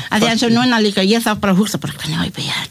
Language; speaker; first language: Icelandic; non-native, learner; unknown